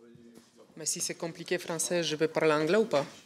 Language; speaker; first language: French; non-native, learner; Polish